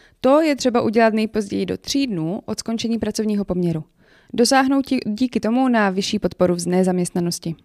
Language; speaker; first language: Czech; native; Czech